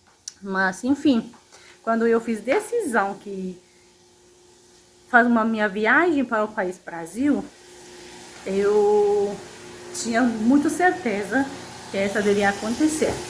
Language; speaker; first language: Portuguese; non-native, fluent; Persian